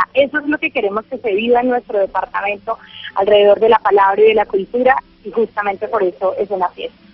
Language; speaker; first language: Spanish; native; Spanish